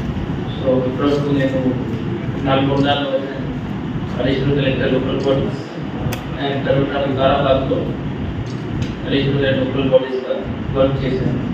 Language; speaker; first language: Telugu; non-native, learner; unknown